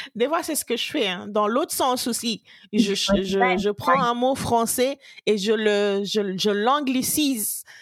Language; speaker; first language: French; non-native, local second language; Wolof